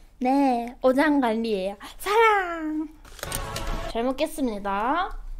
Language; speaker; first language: Korean; non-native, fluent; Japanese